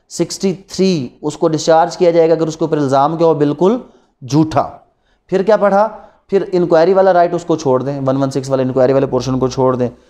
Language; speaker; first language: Urdu; non-native, local second language; Punjabi